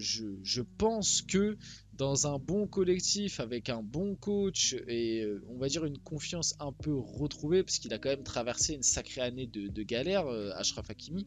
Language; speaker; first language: French; early bilingual, other home language; Portuguese